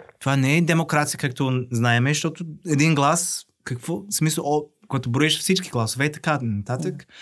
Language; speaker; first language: Bulgarian; non-native, fluent; English